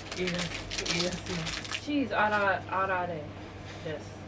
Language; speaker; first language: Japanese; non-native, learner; English